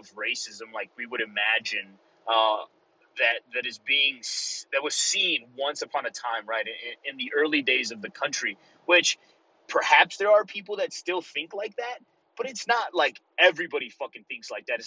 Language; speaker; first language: English; early bilingual, other home language; Spanish